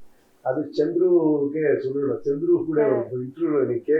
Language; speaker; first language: Tamil; non-native, learner; Kannada